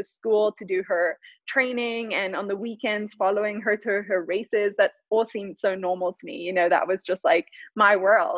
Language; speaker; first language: English; native; English